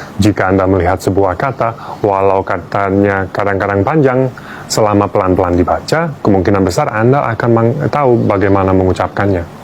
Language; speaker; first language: Indonesian; non-native, fluent; English